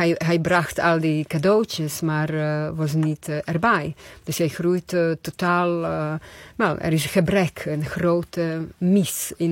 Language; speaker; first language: Dutch; non-native, fluent; Croatian